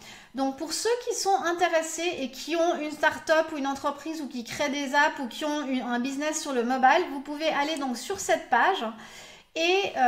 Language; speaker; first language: French; native; French